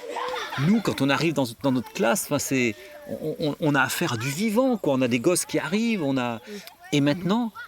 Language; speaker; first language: French; native; French